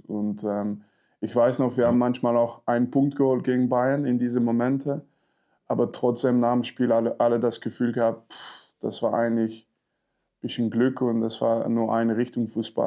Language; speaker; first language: German; non-native, fluent; French